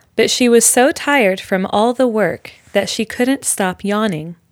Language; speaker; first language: English; native; English